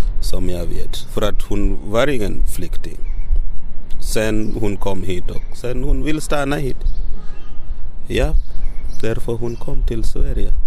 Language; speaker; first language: Swedish; non-native, fluent; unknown